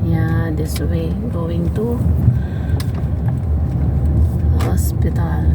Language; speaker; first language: English; non-native, local second language; Filipino